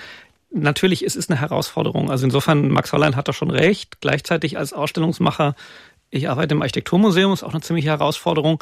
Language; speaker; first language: German; native; German